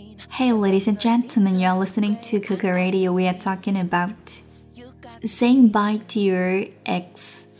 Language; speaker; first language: English; non-native, fluent; Chinese